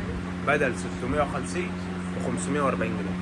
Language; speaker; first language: Arabic; native; Arabic